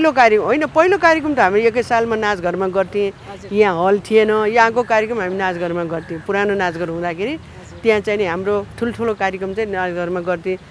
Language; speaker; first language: Nepali; non-native, local second language; Newari